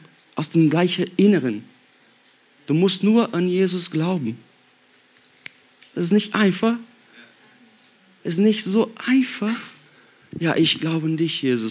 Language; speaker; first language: German; non-native, fluent; Portuguese